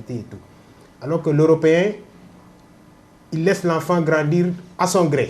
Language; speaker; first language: French; non-native, local second language; Wolof